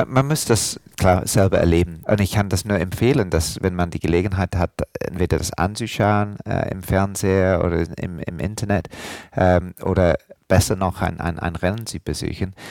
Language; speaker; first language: German; non-native, fluent; English